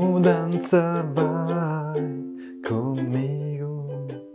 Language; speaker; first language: Portuguese; non-native, learner; German